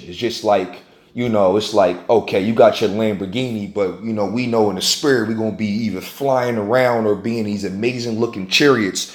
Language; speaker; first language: English; native; English